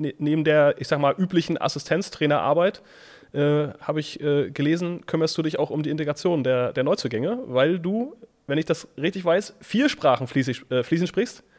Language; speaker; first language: German; native; German